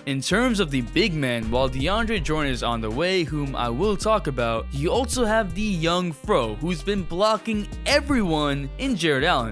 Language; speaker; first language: English; native; English